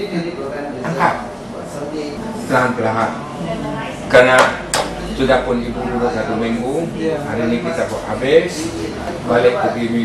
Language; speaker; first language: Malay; non-native, local second language; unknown